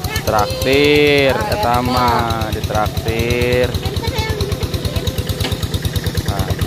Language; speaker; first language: Indonesian; non-native, local second language; Sundanese